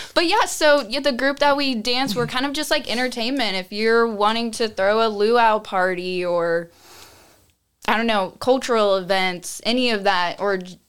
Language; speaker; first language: English; native; English